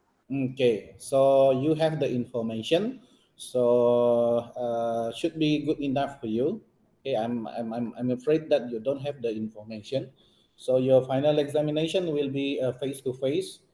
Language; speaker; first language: English; non-native, local second language; Malay